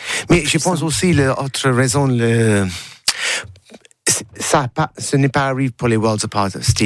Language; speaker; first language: French; non-native, learner; English